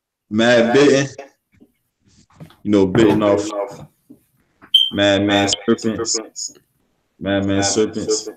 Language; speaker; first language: English; native; English